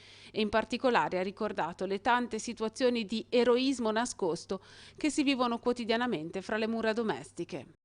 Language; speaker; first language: Italian; native; Italian